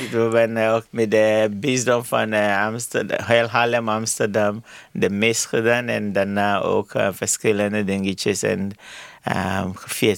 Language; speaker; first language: Dutch; non-native, learner; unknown